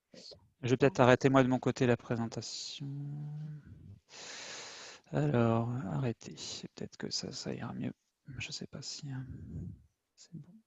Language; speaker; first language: French; native; French